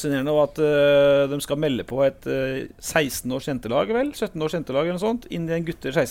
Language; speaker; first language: Norwegian; native; Norwegian